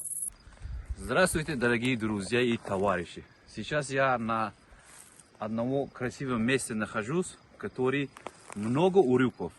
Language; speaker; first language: Russian; non-native, local second language; Tajik